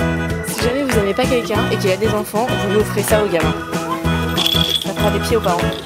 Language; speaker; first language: French; native; French